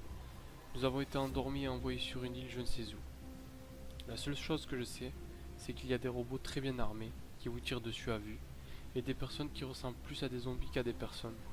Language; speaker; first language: French; native; French